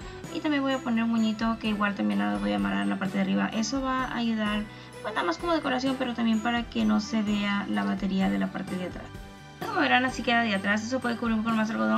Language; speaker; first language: Spanish; native; Spanish